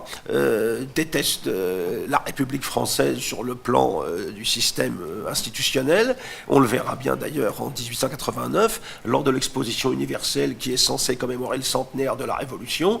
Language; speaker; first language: French; native; French